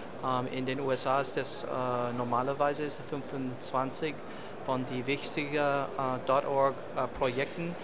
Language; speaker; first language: German; non-native, learner; English